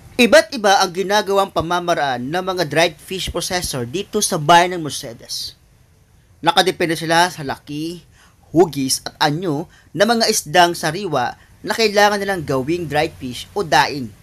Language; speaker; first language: Filipino; non-native, local second language; Bikol